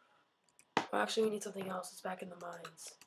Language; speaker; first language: English; native; English